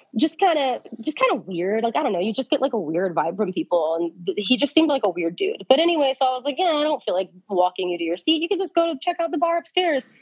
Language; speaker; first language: English; native; English